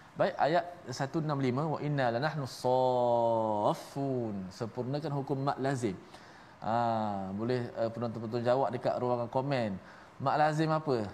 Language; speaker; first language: Malay; native; Malay